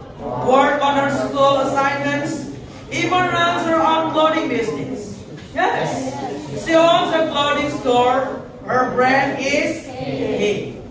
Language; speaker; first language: English; non-native, learner; Indonesian